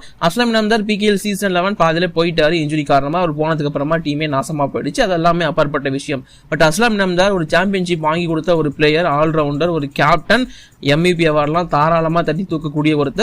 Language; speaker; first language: Tamil; native; Tamil